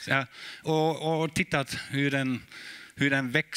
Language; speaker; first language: Swedish; non-native, fluent; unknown